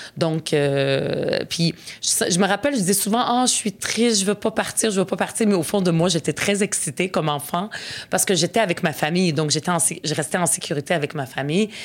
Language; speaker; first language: French; early bilingual, other home language; Arabic